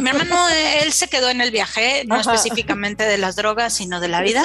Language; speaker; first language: Spanish; native; Spanish